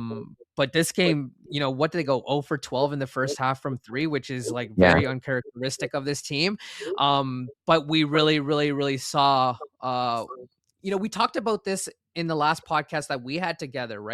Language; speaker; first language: English; native; English